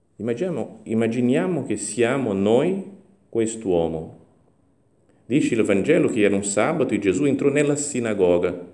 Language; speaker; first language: Italian; non-native, fluent; Portuguese